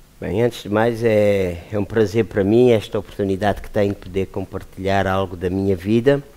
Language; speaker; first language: Portuguese; native; Portuguese